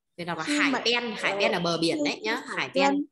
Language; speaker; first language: Vietnamese; native; Vietnamese